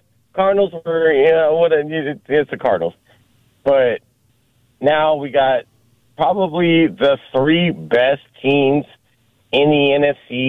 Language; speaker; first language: English; native; English